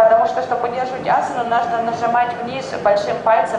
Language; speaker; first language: Russian; native; Russian